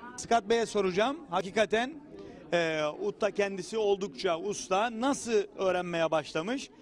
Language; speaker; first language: Turkish; native; Turkish